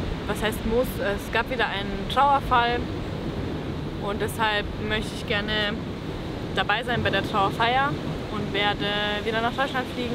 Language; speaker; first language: German; native; German